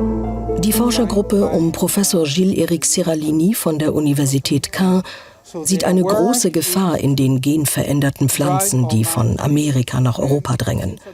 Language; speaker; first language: German; native; German